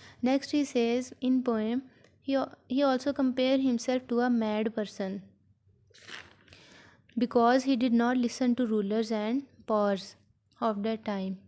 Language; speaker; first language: English; non-native, local second language; Urdu